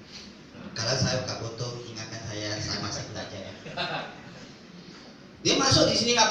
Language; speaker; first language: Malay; non-native, local second language; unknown